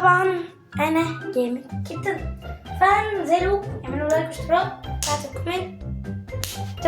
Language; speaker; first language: Arabic; native; Arabic